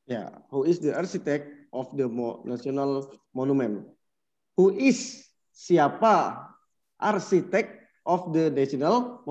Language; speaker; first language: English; non-native, learner; Indonesian